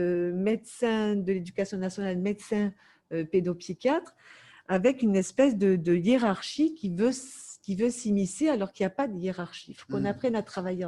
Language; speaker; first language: French; native; French